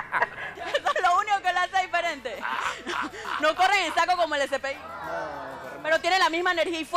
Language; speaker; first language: Spanish; native; Spanish